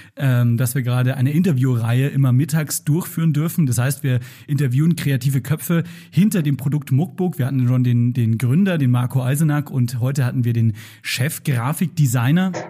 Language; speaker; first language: German; native; German